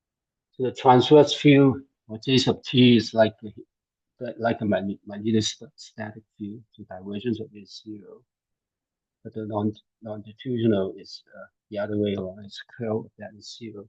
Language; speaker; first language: English; non-native, fluent; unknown